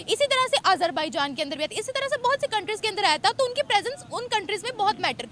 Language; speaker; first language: Hindi; native; Hindi